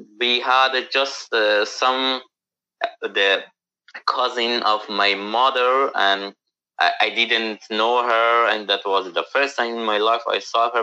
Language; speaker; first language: English; non-native, learner; Persian